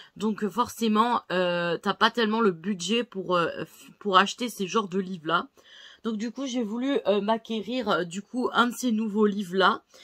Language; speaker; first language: French; native; French